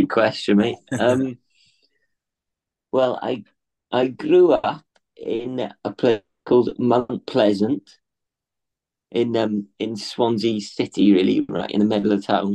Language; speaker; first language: English; native; English